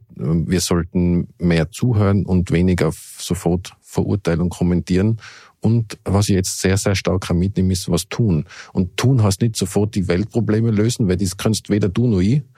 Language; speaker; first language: German; native; German